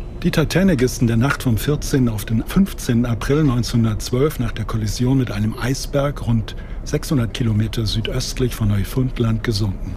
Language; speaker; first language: German; native; German